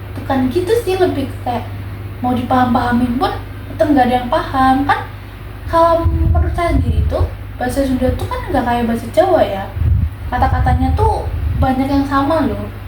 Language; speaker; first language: Indonesian; non-native, local second language; Javanese